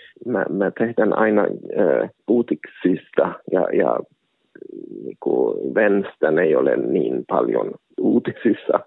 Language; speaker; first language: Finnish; non-native, local second language; Swedish